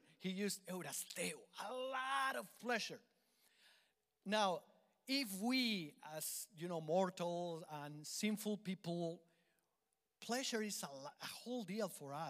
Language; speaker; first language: English; non-native, fluent; Spanish